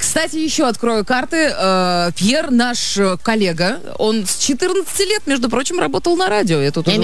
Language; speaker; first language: Russian; native; Russian